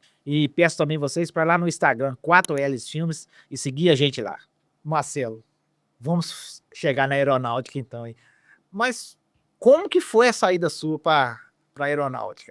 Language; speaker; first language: Portuguese; native; Portuguese